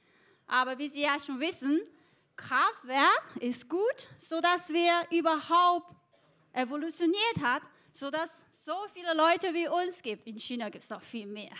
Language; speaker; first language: German; non-native, fluent; Chinese